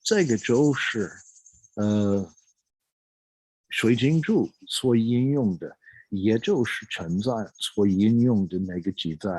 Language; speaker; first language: Chinese; non-native, fluent; English